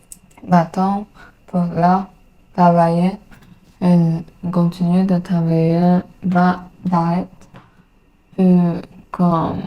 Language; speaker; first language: French; non-native, learner; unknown